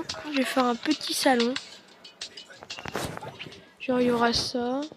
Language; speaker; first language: French; native; French